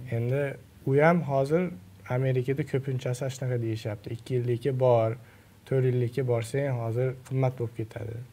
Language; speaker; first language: Uzbek; early bilingual, heritage; Uzbek